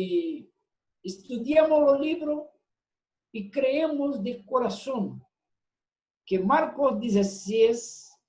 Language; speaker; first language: Spanish; non-native, fluent; Portuguese